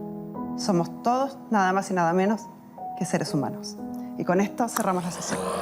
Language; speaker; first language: Spanish; native; Spanish